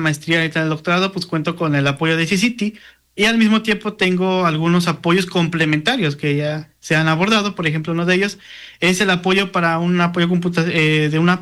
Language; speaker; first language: Spanish; non-native, local second language; Nahuatl languages